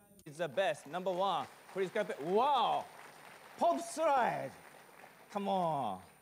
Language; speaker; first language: English; non-native, fluent; Japanese